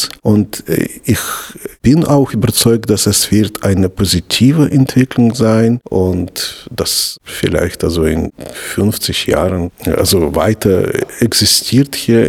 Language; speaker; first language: German; non-native, fluent; Russian